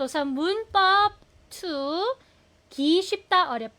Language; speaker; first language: Korean; non-native, fluent; Filipino